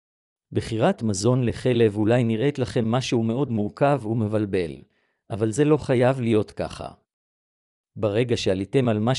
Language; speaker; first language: Hebrew; native; Hebrew